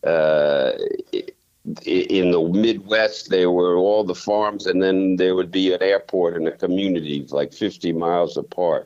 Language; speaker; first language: English; native; English